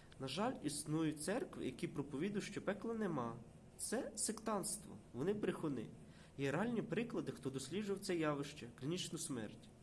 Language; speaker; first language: Ukrainian; non-native, local second language; Russian